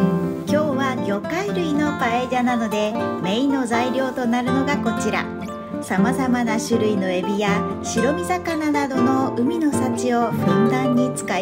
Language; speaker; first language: Japanese; native; Japanese